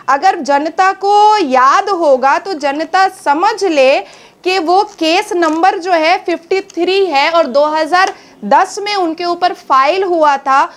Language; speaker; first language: Hindi; native; Hindi